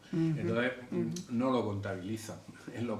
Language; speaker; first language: Spanish; native; Spanish